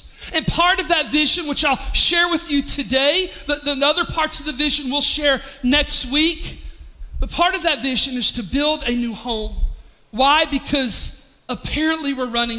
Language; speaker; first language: English; native; English